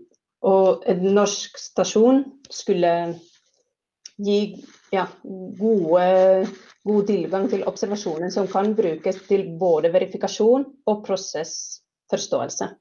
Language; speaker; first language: Norwegian; non-native, fluent; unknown